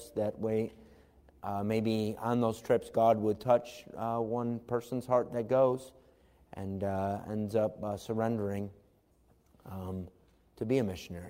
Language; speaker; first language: English; native; English